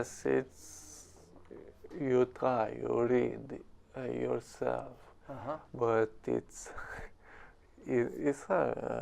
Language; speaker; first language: English; non-native, learner; Romanian